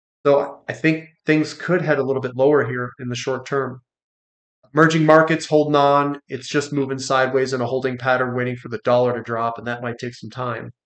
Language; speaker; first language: English; native; English